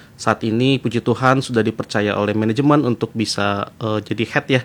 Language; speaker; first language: Indonesian; native; Indonesian